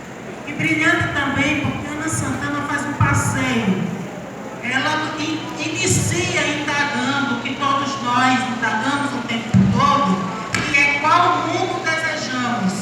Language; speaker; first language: Portuguese; native; Portuguese